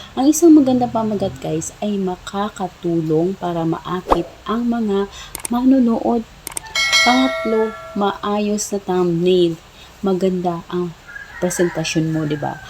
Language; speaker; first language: Filipino; non-native, local second language; Cebuano